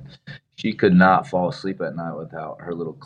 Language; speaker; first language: English; native; English